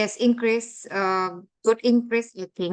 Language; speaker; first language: English; non-native, learner; Indonesian